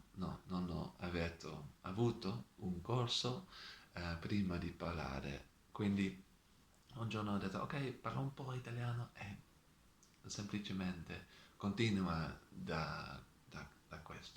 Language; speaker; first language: Italian; non-native, learner; Dutch